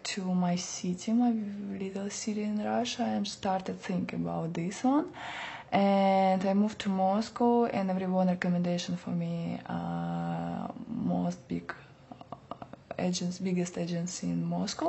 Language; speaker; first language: English; non-native, learner; Russian